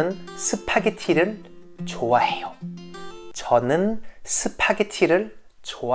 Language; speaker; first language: Korean; non-native, fluent; French